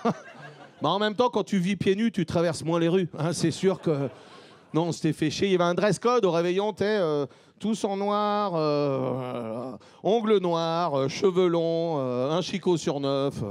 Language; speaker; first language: French; native; French